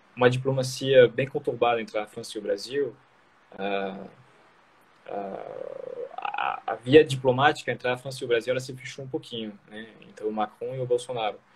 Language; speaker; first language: Portuguese; non-native, fluent; French